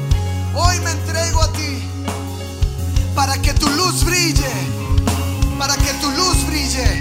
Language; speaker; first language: Spanish; native; Spanish